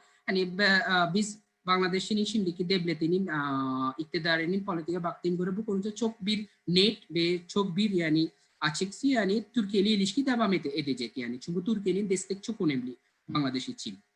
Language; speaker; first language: Turkish; non-native, fluent; Bangla